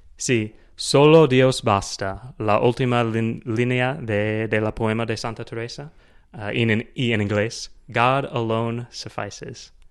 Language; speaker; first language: Spanish; non-native, learner; English